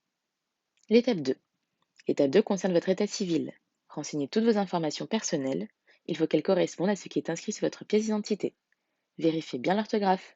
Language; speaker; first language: French; native; French